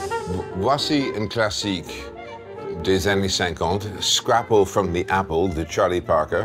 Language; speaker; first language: French; non-native, fluent; English